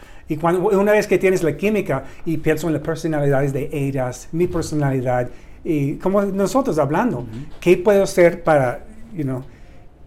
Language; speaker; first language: Spanish; non-native, learner; English